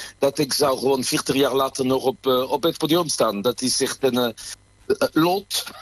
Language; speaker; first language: Dutch; non-native, fluent; French